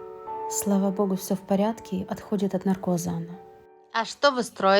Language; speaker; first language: Russian; native; Russian